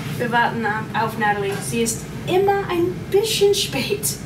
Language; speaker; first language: German; non-native, learner; English